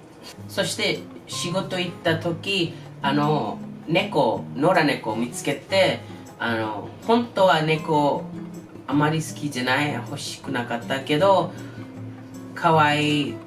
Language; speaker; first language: Japanese; non-native, learner; English